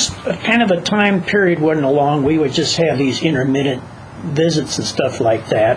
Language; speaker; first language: English; native; English